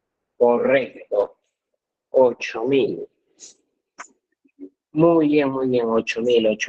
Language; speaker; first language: Spanish; native; Spanish